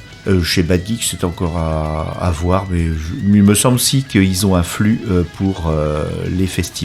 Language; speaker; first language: French; native; French